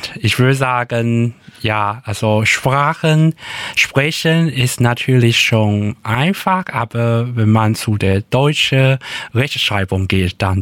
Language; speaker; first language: German; non-native, learner; Chinese